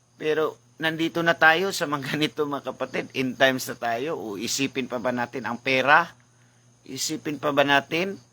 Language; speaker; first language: Filipino; non-native, local second language; Cebuano